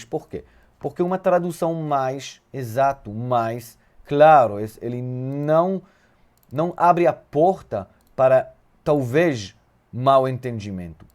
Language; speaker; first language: Portuguese; non-native, fluent; Hebrew